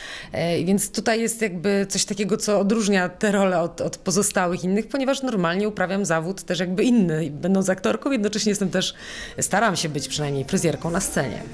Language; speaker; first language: Polish; native; Polish